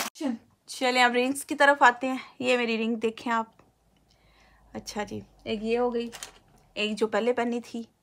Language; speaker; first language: Urdu; native; Urdu